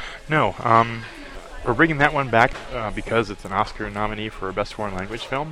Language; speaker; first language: English; native; English